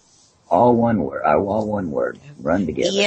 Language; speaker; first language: English; native; English